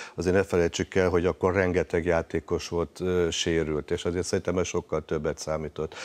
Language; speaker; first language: Hungarian; native; Hungarian